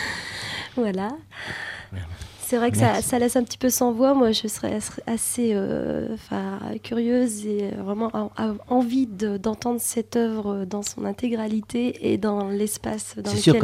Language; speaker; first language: French; native; French